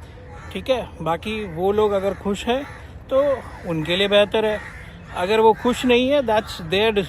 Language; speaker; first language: Hindi; non-native, local second language; Malayalam